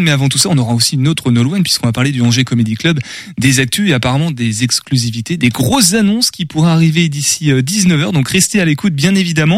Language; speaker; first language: French; native; French